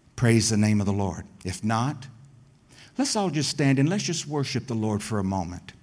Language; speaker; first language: English; native; English